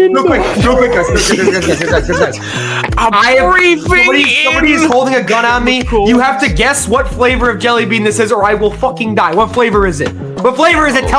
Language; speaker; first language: English; native; English